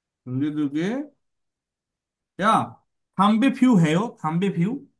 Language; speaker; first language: Korean; non-native, fluent; Bangla